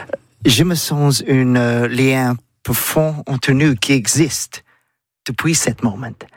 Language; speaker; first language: French; non-native, learner; English